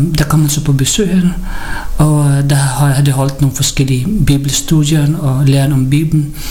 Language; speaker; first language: Danish; early bilingual, other home language; Filipino